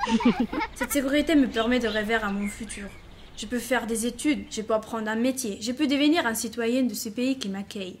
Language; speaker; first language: French; non-native, learner; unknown